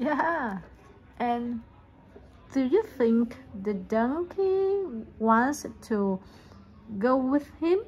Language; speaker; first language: English; non-native, learner; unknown